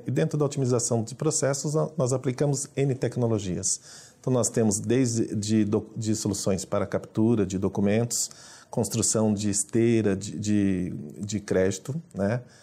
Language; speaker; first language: Portuguese; native; Portuguese